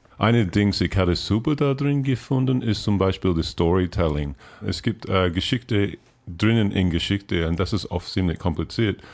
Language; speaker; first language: German; non-native, learner; English